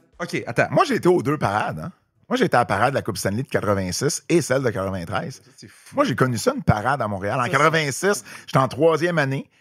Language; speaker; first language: French; native; French